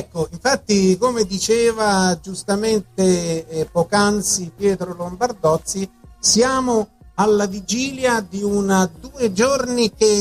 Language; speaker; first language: Italian; native; Italian